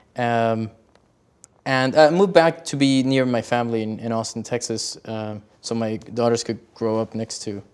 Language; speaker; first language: English; early bilingual, other home language; Spanish